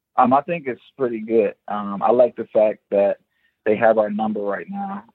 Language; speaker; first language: English; native; English